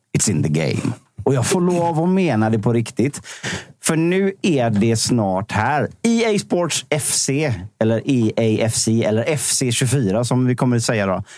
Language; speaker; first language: Swedish; native; Swedish